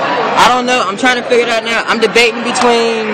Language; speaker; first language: English; native; English